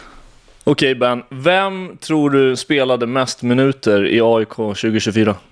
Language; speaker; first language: Swedish; native; Swedish